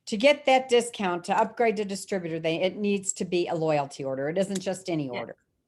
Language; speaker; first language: English; native; English